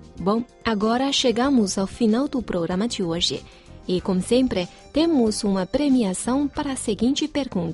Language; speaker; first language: Portuguese; non-native, fluent; Chinese